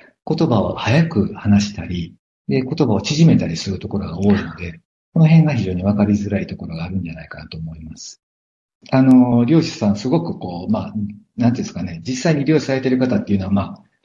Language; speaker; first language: Japanese; native; Japanese